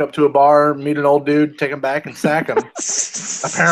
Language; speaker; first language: English; native; English